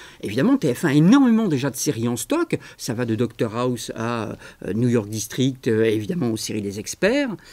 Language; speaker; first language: French; native; French